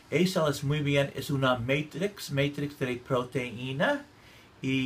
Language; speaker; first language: Spanish; non-native, learner; English